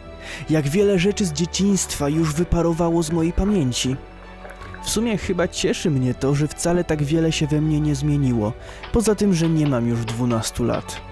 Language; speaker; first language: Polish; native; Polish